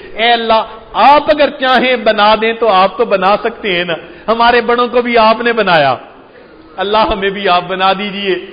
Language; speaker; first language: Urdu; non-native, local second language; Punjabi